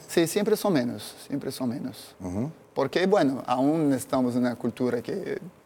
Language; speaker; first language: Spanish; non-native, fluent; Portuguese